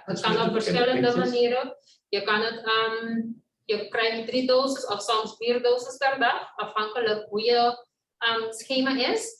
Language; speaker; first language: Dutch; non-native, local second language; Papiamento